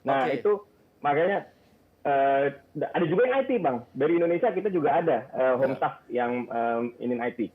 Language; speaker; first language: Indonesian; native; Indonesian